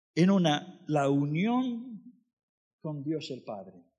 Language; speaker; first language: Spanish; non-native, fluent; English